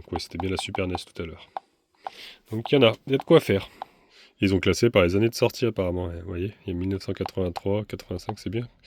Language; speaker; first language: French; native; French